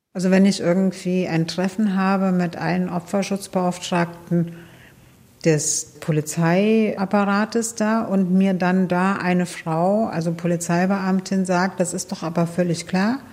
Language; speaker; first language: German; native; German